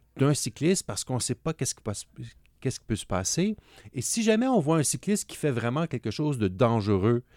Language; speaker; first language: French; native; French